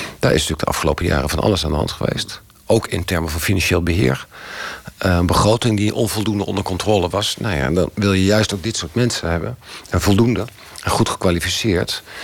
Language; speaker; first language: Dutch; native; Dutch